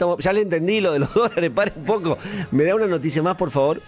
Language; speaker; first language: Spanish; native; Spanish